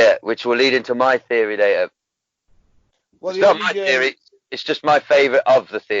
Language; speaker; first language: English; native; English